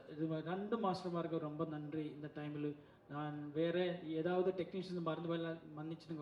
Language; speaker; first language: Tamil; non-native, learner; Malayalam